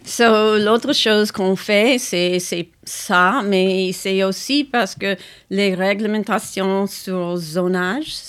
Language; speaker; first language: French; non-native, fluent; English